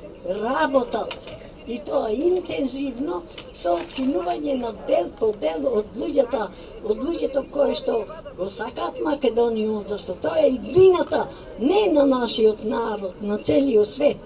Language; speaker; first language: Macedonian; native; Macedonian